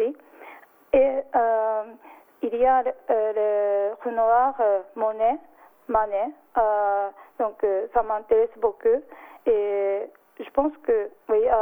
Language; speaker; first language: French; non-native, learner; Japanese